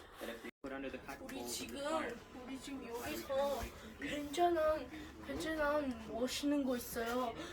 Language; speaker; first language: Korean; early bilingual, heritage; Korean